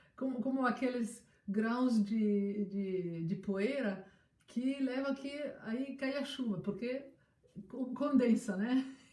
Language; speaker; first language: Portuguese; non-native, fluent; Italian